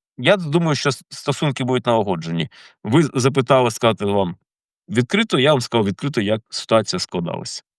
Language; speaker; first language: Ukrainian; native; Ukrainian